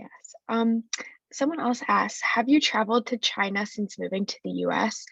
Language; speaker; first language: English; native; English